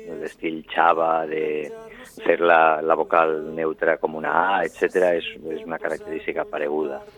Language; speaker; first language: Catalan; native; Catalan